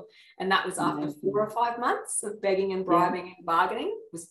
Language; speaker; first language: English; native; English